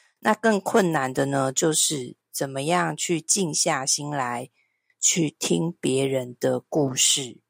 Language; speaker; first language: Chinese; native; Chinese